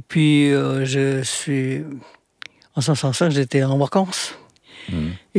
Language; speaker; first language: French; non-native, fluent; Indonesian